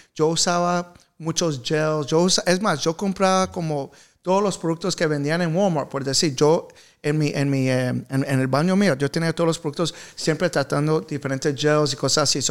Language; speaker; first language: Spanish; early bilingual, heritage; Spanish